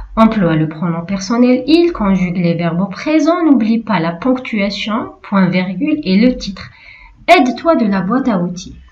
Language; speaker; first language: French; non-native, local second language; Arabic